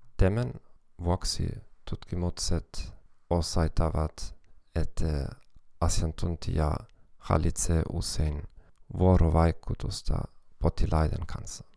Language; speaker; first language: Finnish; non-native, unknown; German